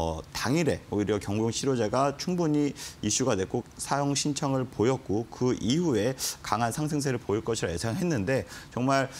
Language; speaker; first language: Korean; native; Korean